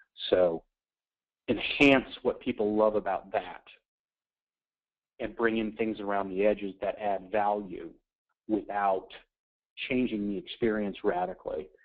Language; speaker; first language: English; native; English